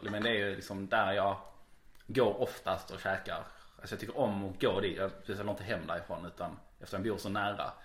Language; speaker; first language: Swedish; native; Swedish